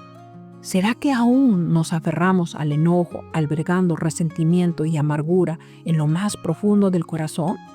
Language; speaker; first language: Spanish; native; Spanish